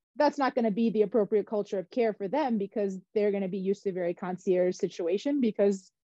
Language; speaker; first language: English; native; English